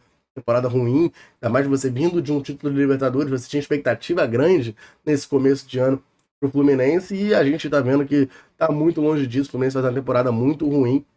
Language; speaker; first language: Portuguese; native; Portuguese